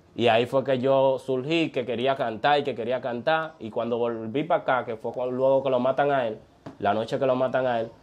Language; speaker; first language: Spanish; native; Spanish